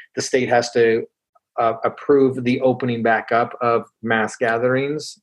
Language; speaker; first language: English; native; English